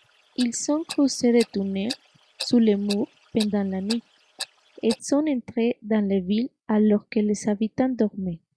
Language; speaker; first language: French; non-native, fluent; Spanish